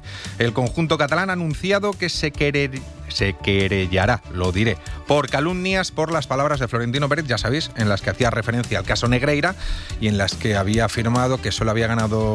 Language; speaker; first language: Spanish; native; Spanish